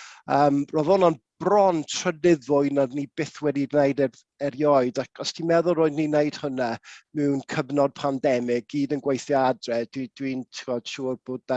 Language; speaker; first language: Welsh; non-native, local second language; English